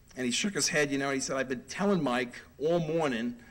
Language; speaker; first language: English; native; English